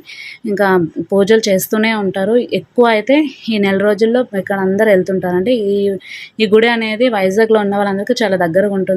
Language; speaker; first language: Telugu; native; Telugu